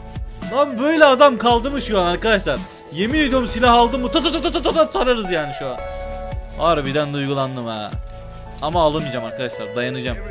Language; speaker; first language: Turkish; native; Turkish